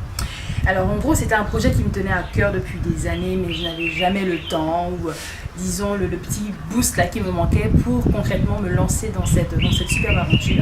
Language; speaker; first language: French; native; French